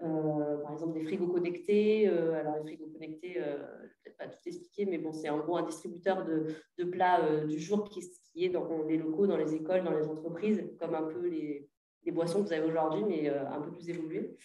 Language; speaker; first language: French; native; French